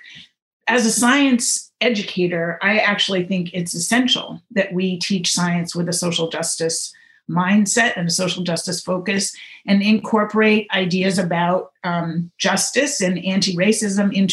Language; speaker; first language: English; native; English